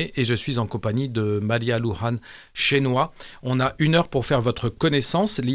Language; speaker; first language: French; native; French